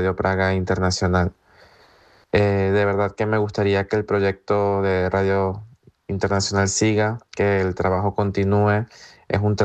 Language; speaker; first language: Spanish; native; Spanish